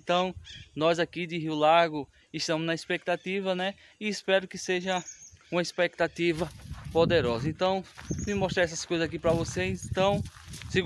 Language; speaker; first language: Portuguese; native; Portuguese